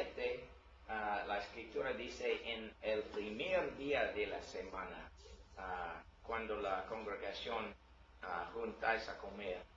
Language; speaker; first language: Spanish; non-native, learner; English